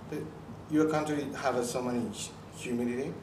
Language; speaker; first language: English; non-native, learner; Japanese